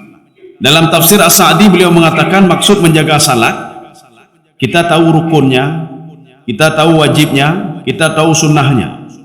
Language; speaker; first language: Indonesian; native; Indonesian